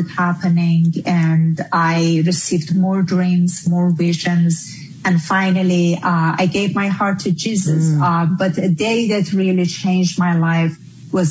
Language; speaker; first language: English; non-native, fluent; Persian